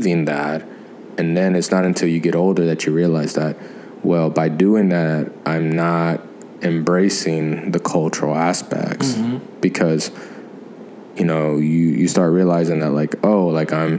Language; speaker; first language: English; native; English